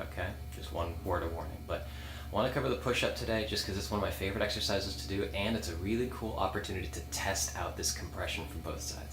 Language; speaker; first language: English; native; English